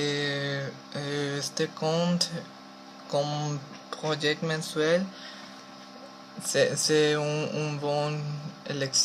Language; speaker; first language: French; non-native, learner; Spanish